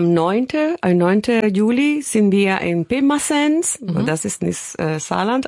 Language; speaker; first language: German; non-native, fluent; Spanish